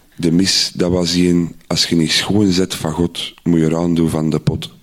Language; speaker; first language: Dutch; native; Dutch